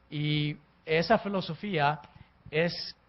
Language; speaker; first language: Spanish; early bilingual, heritage; Spanish